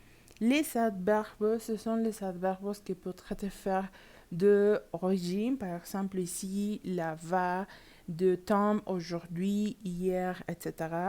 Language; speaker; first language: French; non-native, learner; Spanish